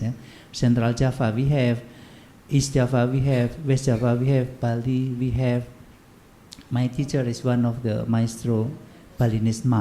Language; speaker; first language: English; non-native, learner; Indonesian